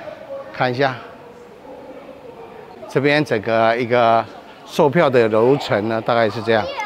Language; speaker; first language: Chinese; native; Chinese